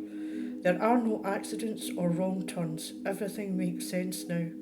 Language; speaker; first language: English; native; English